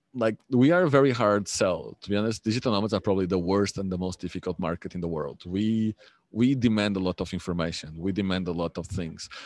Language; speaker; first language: English; non-native, fluent; Portuguese